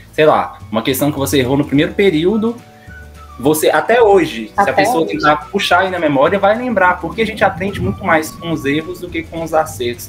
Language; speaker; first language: Portuguese; native; Portuguese